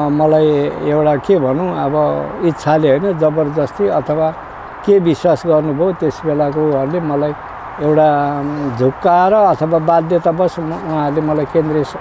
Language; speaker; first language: Nepali; non-native, local second language; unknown